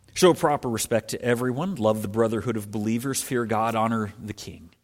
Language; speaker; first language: English; native; English